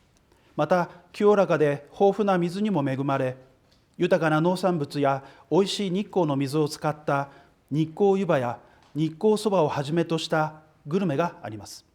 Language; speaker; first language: Japanese; native; Japanese